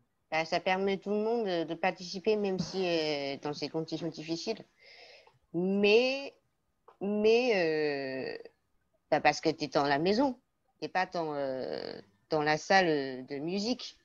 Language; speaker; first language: French; non-native, learner; Chinese